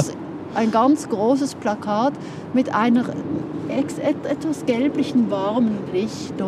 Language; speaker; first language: German; native; German